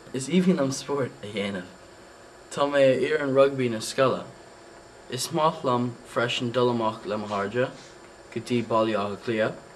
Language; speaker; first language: Irish; non-native, local second language; English